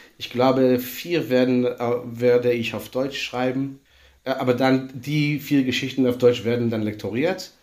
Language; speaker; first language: German; non-native, fluent; Hebrew